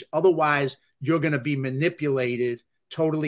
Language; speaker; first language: English; native; English